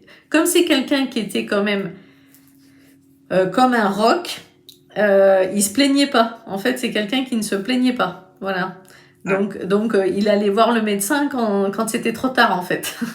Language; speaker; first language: French; native; French